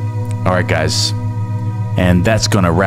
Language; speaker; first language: English; native; English